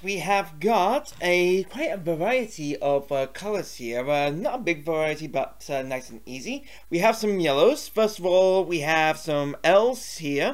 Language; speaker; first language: English; native; English